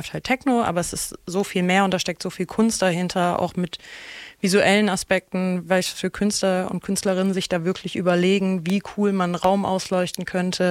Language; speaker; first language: German; native; German